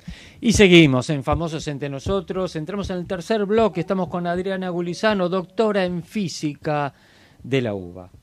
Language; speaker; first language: Spanish; native; Spanish